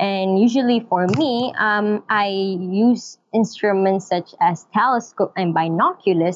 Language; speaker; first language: English; non-native, local second language; Malay